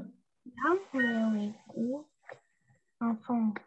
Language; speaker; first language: French; non-native, learner; Russian